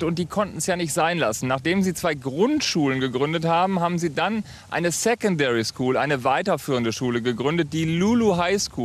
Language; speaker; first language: German; native; German